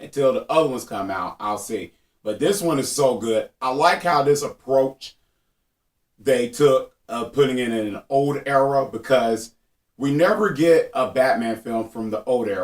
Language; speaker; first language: English; native; English